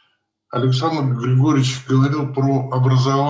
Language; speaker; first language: Russian; native; Russian